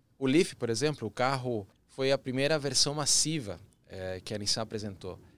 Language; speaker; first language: Portuguese; early bilingual, other home language; Spanish